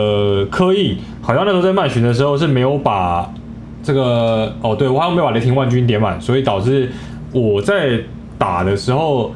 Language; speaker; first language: Chinese; native; Chinese